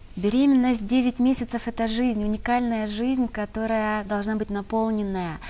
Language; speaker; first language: Russian; native; Russian